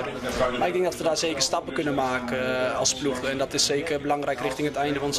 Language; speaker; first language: Dutch; native; Dutch